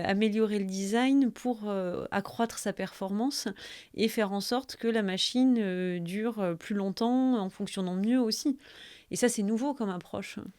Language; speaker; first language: French; native; French